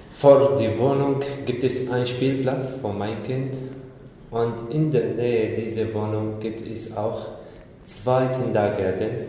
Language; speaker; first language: German; non-native, learner; Arabic